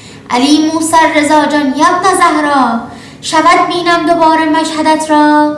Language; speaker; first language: Persian; native; Persian